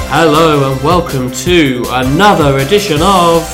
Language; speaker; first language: English; native; English